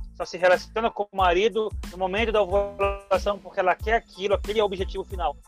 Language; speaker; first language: Portuguese; native; Portuguese